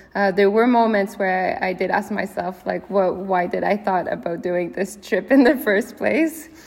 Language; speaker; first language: English; native; English